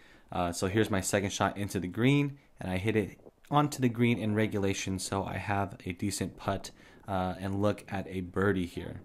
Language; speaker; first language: English; native; English